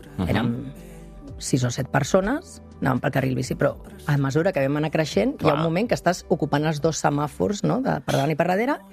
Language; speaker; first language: Catalan; native; Catalan